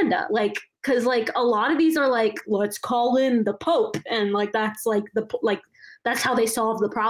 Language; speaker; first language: English; non-native, local second language; Malayalam